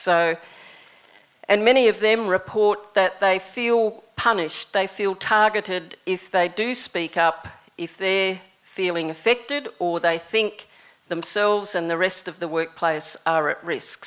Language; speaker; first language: English; native; English